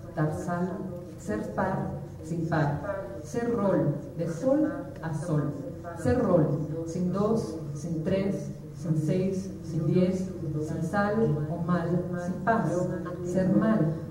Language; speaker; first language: Spanish; native; Spanish